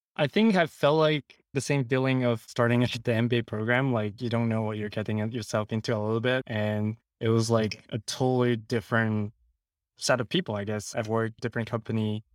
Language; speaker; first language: English; non-native, local second language; Cantonese